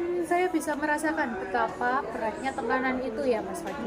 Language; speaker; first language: Indonesian; native; Indonesian